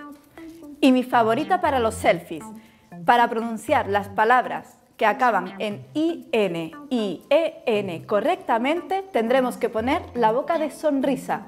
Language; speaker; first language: Spanish; native; Spanish